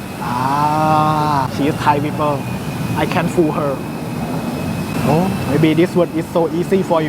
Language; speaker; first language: English; non-native, learner; Thai